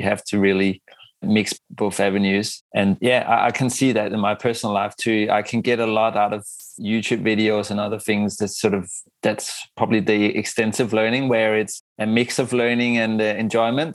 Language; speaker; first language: English; non-native, fluent; Danish